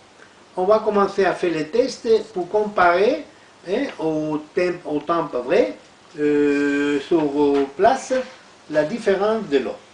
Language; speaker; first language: French; non-native, learner; Italian